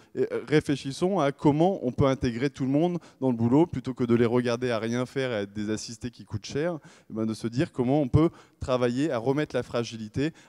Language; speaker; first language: French; native; French